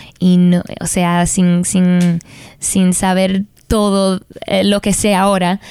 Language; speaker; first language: Spanish; early bilingual, heritage; Spanish